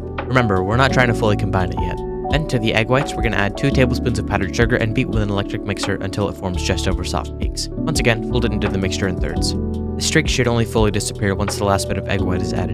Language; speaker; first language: English; native; English